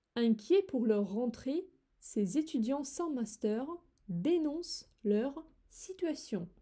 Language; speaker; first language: French; non-native, fluent; Russian